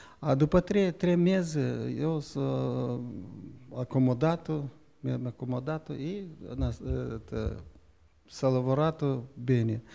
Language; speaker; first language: Italian; non-native, learner; Romanian